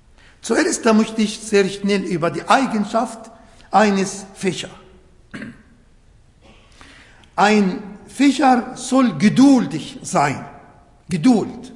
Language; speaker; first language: German; non-native, learner; Arabic